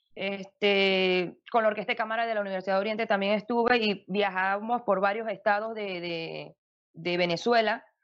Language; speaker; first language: Spanish; native; Spanish